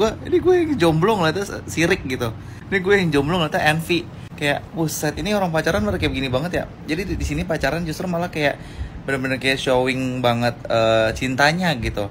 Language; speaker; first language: Indonesian; native; Indonesian